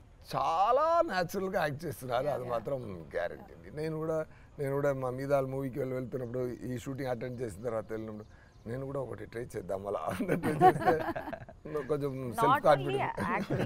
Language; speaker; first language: Telugu; non-native, learner; Tamil